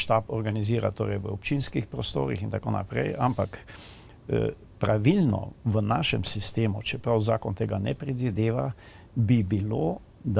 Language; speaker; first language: Slovenian; native; Slovenian